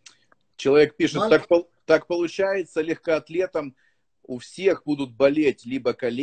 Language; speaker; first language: Russian; native; Russian